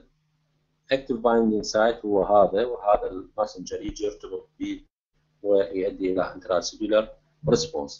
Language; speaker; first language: Arabic; native; Arabic